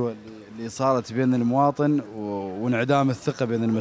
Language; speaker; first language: Arabic; native; Arabic